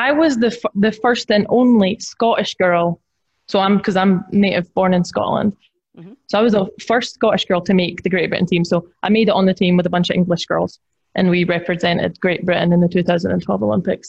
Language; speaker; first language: English; native; English